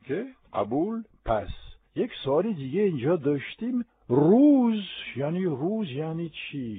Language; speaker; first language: Persian; non-native, fluent; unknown